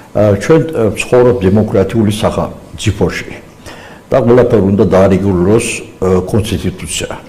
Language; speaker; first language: Georgian; non-native, local second language; Azerbaijani